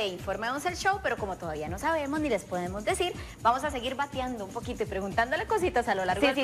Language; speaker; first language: Spanish; native; Spanish